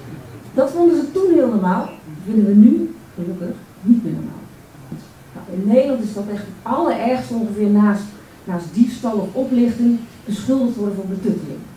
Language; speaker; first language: Dutch; native; Dutch